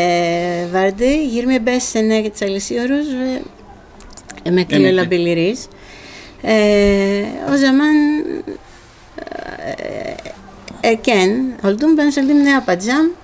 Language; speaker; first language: Turkish; non-native, learner; Greek